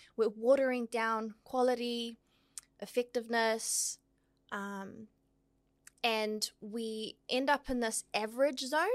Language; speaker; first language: English; native; English